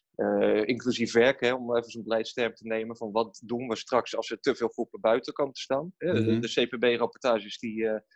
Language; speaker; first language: Dutch; native; Dutch